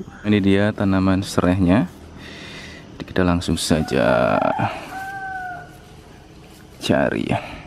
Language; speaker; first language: Indonesian; native; Indonesian